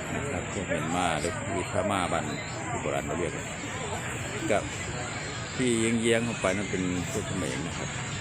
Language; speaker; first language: Thai; native; Thai